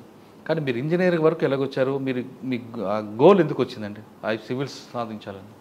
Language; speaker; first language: Telugu; native; Telugu